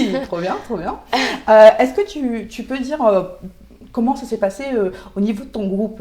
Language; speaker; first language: French; non-native, fluent; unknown